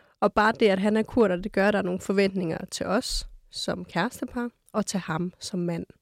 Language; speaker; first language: Danish; early bilingual, other home language; Kurdish